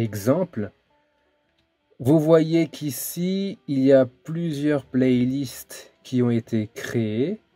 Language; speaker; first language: French; native; French